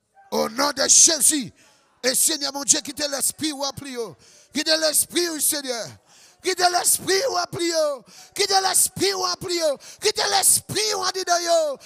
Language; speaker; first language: French; non-native, local second language; Guadeloupean Creole French